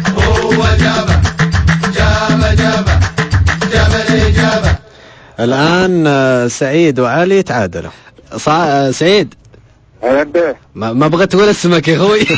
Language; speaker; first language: Arabic; native; Arabic